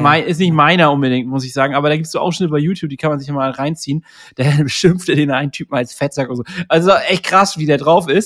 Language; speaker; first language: German; native; German